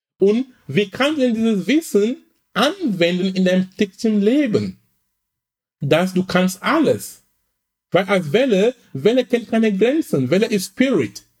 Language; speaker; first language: German; non-native, fluent; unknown